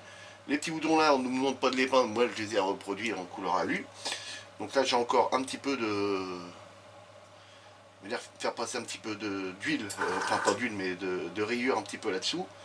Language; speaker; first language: French; native; French